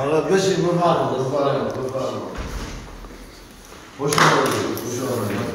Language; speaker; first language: Persian; native; Persian